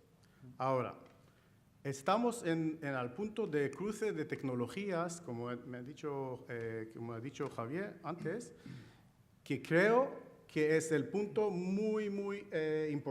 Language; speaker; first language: Spanish; non-native, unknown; Chinese